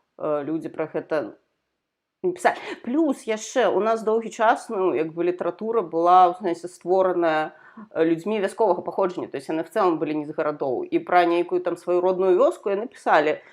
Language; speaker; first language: Belarusian; non-native, local second language; Russian